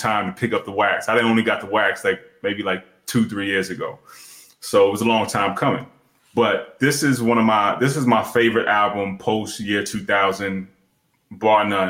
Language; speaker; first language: English; native; English